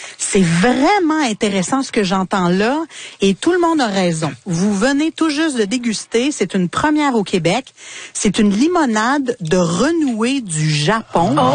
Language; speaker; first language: French; native; French